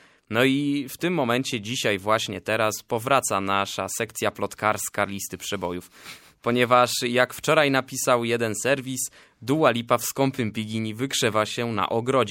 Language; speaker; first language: Polish; native; Polish